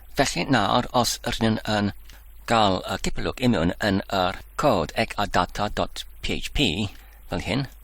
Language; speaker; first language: Welsh; non-native, learner; Dutch